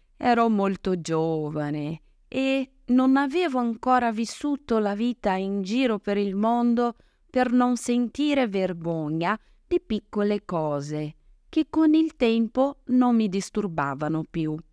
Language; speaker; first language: Italian; non-native, fluent; Portuguese